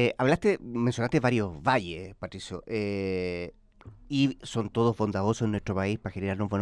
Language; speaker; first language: Spanish; native; Spanish